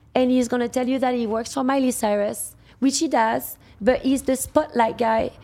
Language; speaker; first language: English; non-native, fluent; French